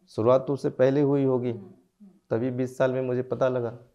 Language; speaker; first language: Hindi; native; Hindi